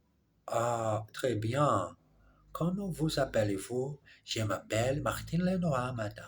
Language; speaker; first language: French; non-native, learner; English